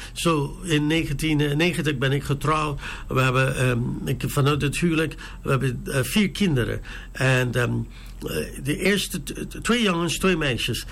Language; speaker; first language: Dutch; non-native, fluent; English